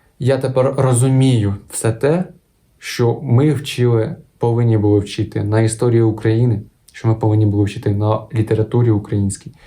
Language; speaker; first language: Ukrainian; non-native, local second language; Russian